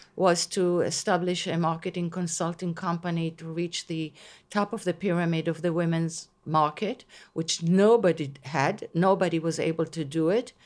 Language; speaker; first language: English; non-native, fluent; Hebrew